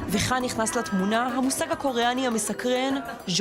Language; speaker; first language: Hebrew; native; Hebrew